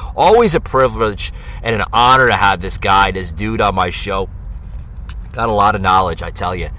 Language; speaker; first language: English; native; English